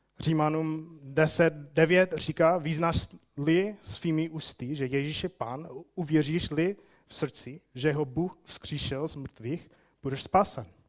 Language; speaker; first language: Czech; non-native, fluent; English